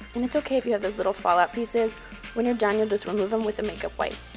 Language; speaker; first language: English; native; English